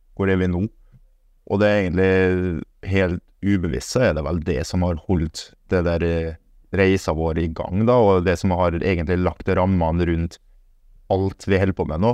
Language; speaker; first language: Norwegian; early bilingual, other home language; German